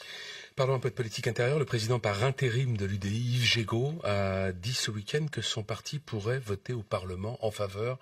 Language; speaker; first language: French; native; French